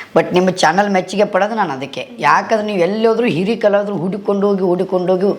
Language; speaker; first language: Kannada; native; Kannada